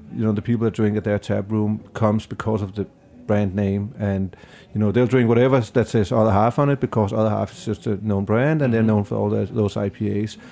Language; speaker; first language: English; non-native, fluent; Danish